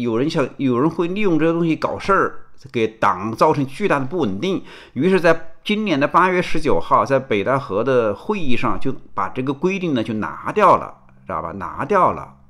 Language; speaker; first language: Chinese; native; Chinese